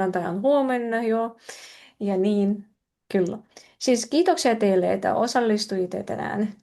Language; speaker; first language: Finnish; non-native, fluent; Russian